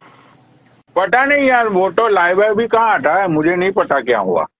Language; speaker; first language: Hindi; native; Hindi